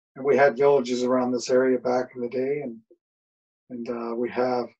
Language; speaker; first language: English; native; English